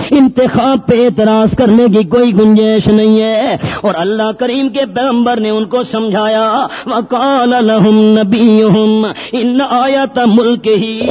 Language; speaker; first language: Urdu; non-native, local second language; Pashto